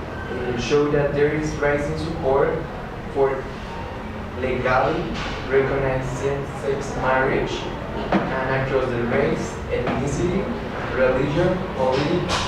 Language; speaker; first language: English; non-native, learner; Spanish